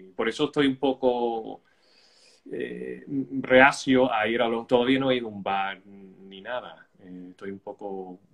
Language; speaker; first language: Spanish; non-native, fluent; English